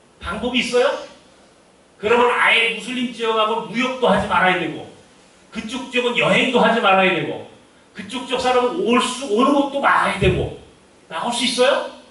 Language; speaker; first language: Korean; native; Korean